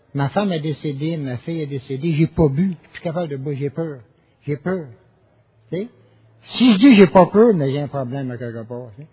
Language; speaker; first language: French; native; French